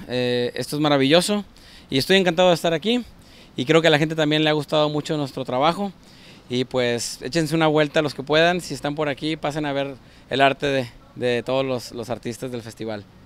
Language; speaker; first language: Spanish; native; Spanish